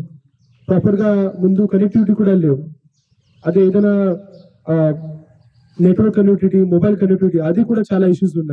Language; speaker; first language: Telugu; non-native, learner; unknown